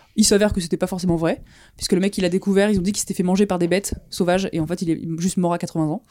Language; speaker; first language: French; native; French